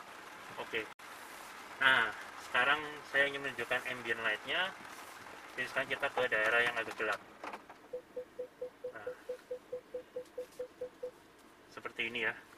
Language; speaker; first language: Indonesian; native; Indonesian